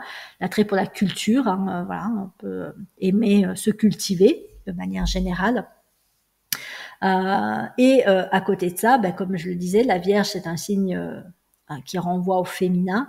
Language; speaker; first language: French; native; French